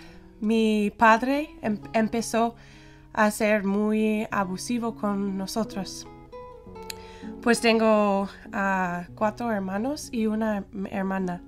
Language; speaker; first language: Spanish; non-native, fluent; English